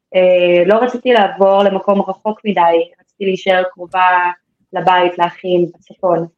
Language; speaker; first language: Hebrew; native; Hebrew